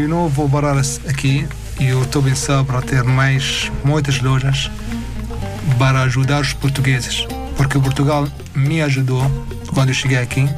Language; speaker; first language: Portuguese; non-native, learner; Arabic